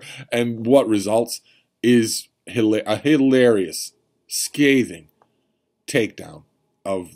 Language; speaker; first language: English; native; English